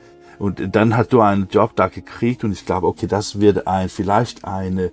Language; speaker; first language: German; non-native, learner; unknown